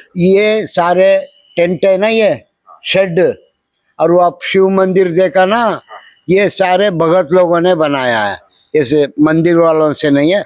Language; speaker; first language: Hindi; non-native, local second language; Kannada